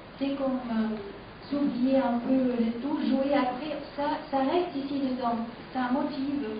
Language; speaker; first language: French; non-native, fluent; Catalan